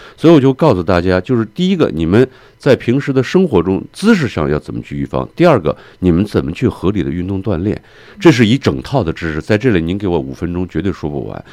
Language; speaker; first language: Chinese; native; Chinese